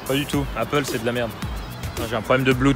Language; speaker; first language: French; native; French